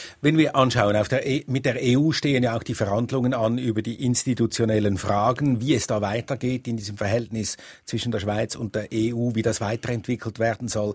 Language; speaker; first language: German; native; German